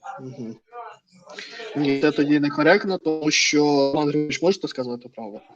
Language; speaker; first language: Ukrainian; non-native, fluent; Russian